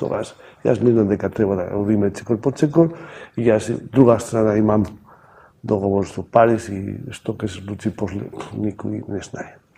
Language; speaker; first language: Macedonian; non-native, learner; Spanish